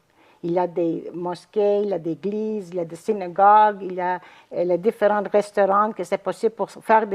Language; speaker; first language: French; non-native, fluent; Greek